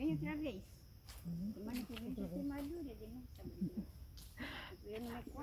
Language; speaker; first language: Portuguese; native; Portuguese